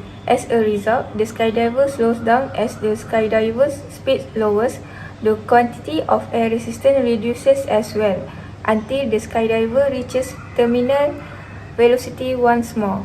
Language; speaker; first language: English; non-native, local second language; Malay